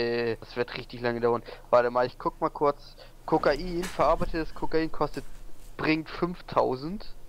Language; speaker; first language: German; native; German